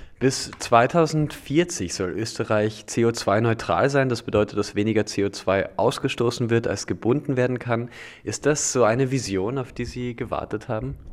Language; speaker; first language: German; native; German